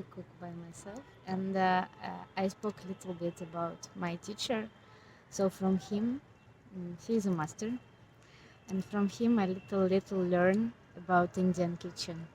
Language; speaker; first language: English; non-native, learner; Ukrainian